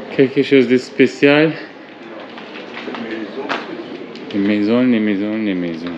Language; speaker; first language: French; non-native, fluent; Turkish